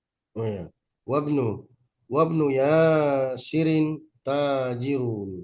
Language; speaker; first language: Arabic; non-native, learner; Indonesian